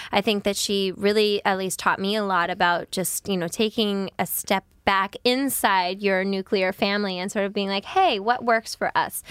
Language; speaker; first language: English; native; English